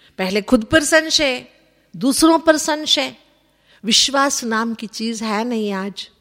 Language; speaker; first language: Hindi; non-native, local second language; Kannada